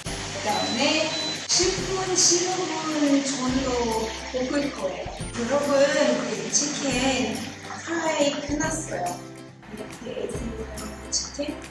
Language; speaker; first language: Korean; non-native, learner; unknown